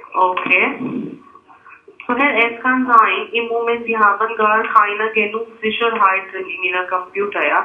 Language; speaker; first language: German; non-native, learner; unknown